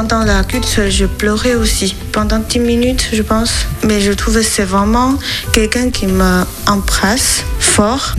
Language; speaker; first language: French; non-native, learner; Chinese